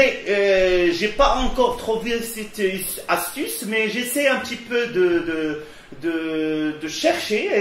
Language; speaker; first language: French; non-native, local second language; Arabic